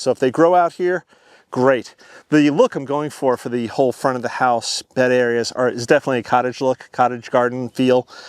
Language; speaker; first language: English; native; English